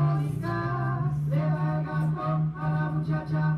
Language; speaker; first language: Spanish; non-native, learner; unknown